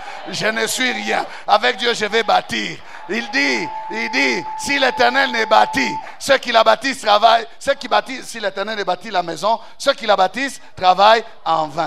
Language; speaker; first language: French; non-native, local second language; Swahili